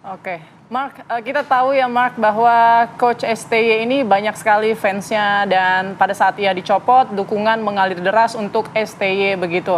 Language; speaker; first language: Indonesian; native; Indonesian